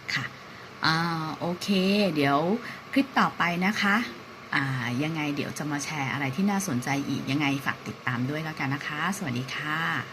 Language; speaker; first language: Thai; native; Thai